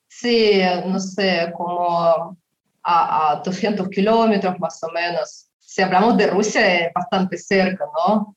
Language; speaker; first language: Spanish; non-native, fluent; Russian